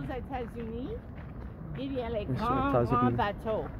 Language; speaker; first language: French; non-native, fluent; English